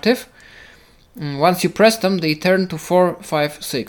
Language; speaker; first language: English; non-native, fluent; Polish